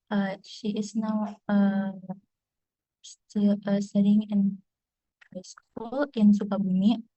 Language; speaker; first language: English; non-native, fluent; Indonesian